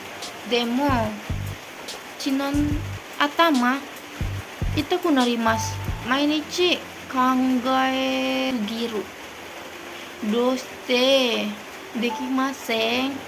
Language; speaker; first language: Japanese; non-native, learner; Indonesian